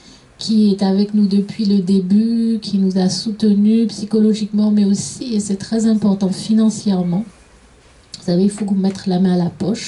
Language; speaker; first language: French; native; French